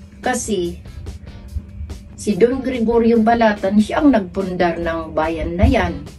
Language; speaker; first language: Filipino; non-native, local second language; Bikol